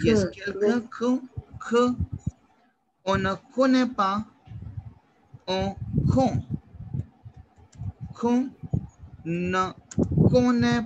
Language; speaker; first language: French; non-native, fluent; Hindi